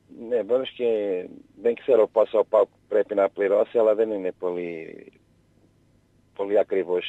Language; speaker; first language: Greek; non-native, learner; Portuguese